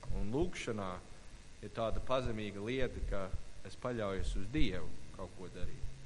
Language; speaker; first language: Latvian; non-native, fluent; English